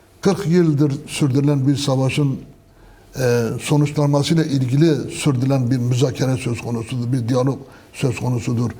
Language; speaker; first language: Turkish; non-native, local second language; Kurdish